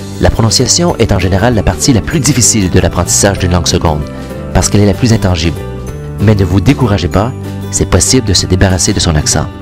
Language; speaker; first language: French; native; French